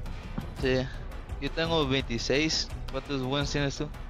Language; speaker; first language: Spanish; early bilingual, heritage; English